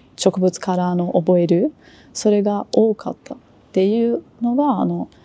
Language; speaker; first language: Japanese; non-native, learner; Portuguese